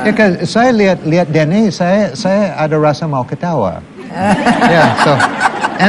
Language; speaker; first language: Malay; non-native, fluent; English